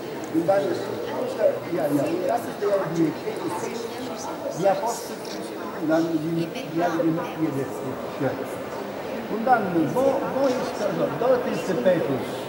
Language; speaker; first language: German; non-native, learner; Italian